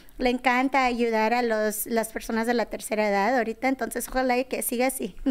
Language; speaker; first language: Spanish; early bilingual, heritage; Spanish